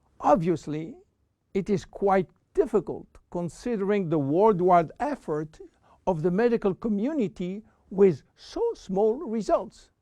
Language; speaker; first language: English; non-native, fluent; French